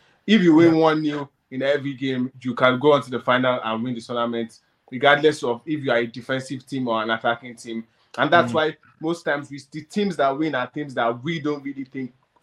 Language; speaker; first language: English; non-native, local second language; Yoruba